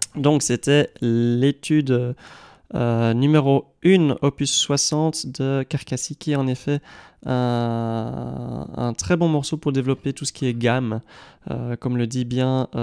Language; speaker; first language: French; native; French